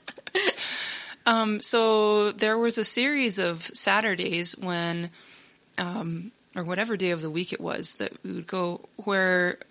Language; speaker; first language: English; native; English